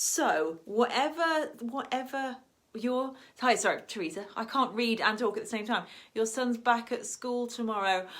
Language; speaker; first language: English; native; English